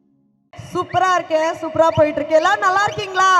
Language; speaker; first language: Tamil; native; Tamil